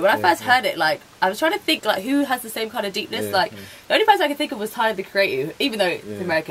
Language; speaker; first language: English; native; English